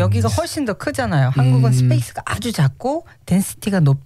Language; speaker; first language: Korean; native; Korean